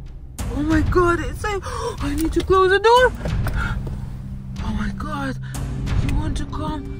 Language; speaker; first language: English; non-native, learner; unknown